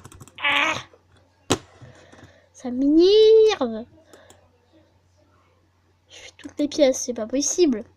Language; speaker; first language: French; native; French